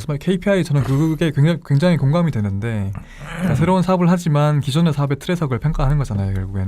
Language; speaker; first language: Korean; native; Korean